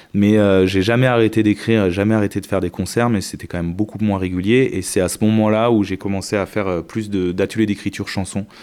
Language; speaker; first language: French; native; French